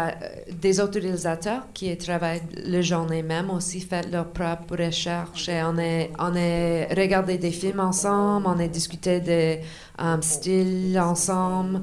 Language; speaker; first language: French; non-native, local second language; English